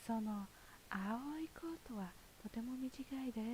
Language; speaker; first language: Japanese; non-native, learner; English